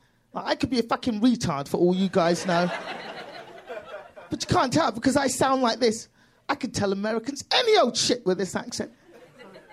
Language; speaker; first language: English; native; English